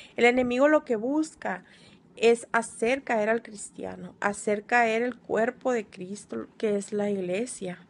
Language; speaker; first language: Spanish; native; Spanish